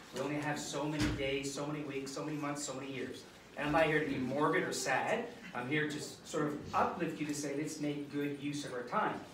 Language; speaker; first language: English; native; English